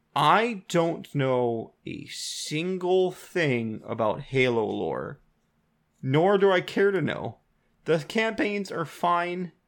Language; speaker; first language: English; native; English